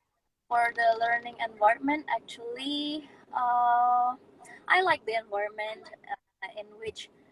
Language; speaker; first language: English; non-native, fluent; Indonesian